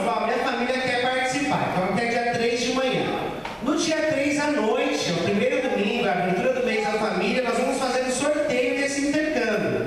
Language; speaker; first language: Portuguese; native; Portuguese